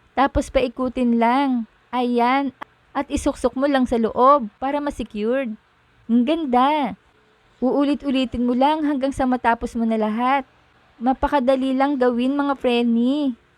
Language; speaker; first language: Filipino; native; Filipino